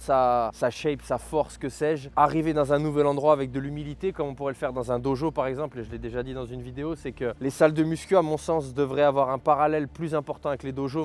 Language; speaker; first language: French; native; French